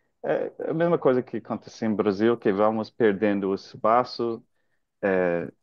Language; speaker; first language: Portuguese; non-native, fluent; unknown